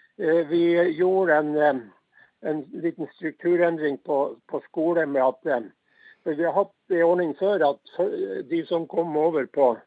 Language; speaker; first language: Norwegian; native; Norwegian